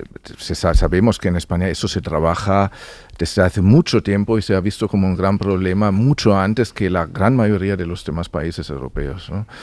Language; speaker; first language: Spanish; non-native, fluent; German